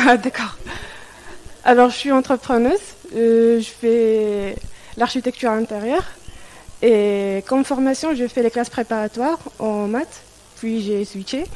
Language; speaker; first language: French; non-native, local second language; Arabic